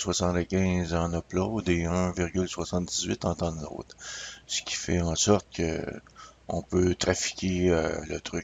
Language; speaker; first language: French; native; French